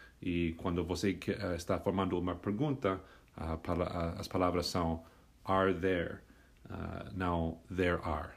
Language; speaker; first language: Portuguese; non-native, fluent; English